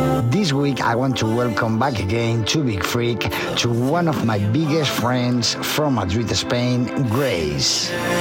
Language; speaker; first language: English; non-native, fluent; Spanish